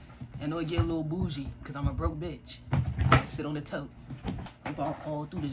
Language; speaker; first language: English; native; English